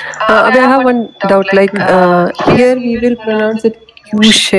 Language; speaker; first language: English; non-native, local second language; Hindi